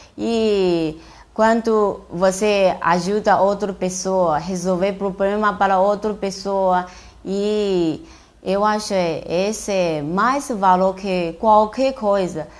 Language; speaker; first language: Portuguese; non-native, learner; Chinese